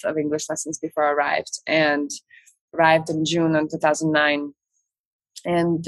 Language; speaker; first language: English; non-native, fluent; Russian